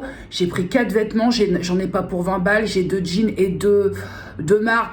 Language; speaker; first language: French; native; French